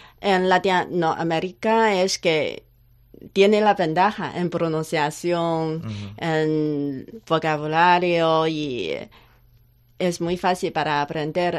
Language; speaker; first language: Spanish; non-native, learner; Chinese